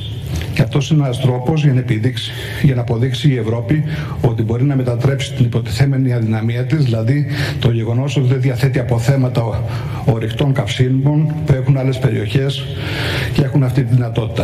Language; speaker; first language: Greek; native; Greek